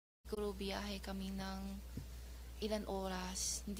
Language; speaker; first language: Filipino; non-native, learner; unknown